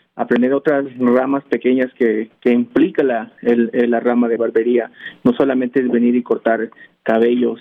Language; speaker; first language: Spanish; early bilingual, heritage; Spanish